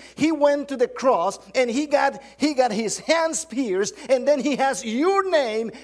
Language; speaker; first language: English; non-native, fluent; Spanish